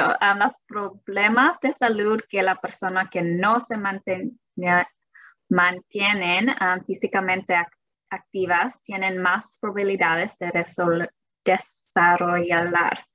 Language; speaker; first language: Spanish; early bilingual, heritage; English